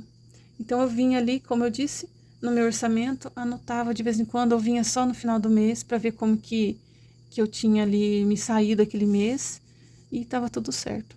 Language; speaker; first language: Portuguese; native; Portuguese